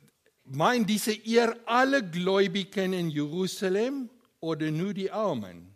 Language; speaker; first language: German; non-native, learner; Afrikaans